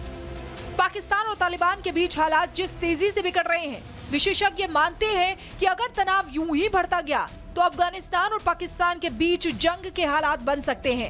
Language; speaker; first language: Hindi; native; Hindi